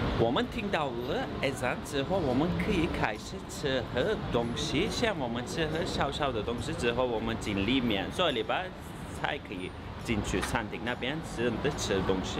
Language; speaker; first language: Chinese; non-native, fluent; Turkish